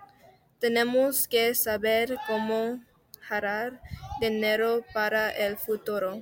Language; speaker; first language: Spanish; non-native, learner; English